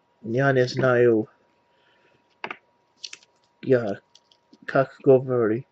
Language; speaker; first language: Russian; non-native, learner; English